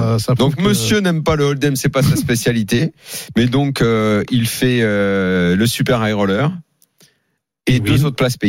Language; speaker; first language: French; native; French